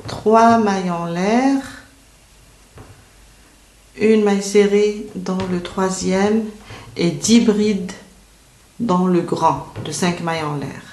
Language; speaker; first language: French; native; French